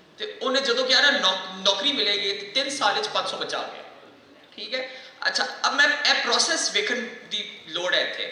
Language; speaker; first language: Punjabi; native; Punjabi